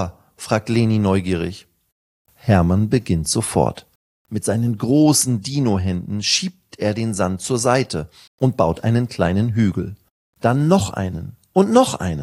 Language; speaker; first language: German; native; German